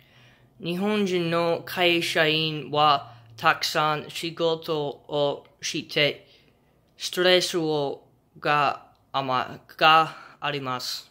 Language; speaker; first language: Japanese; non-native, learner; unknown